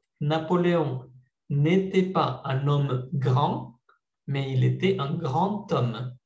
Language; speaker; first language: French; non-native, fluent; Spanish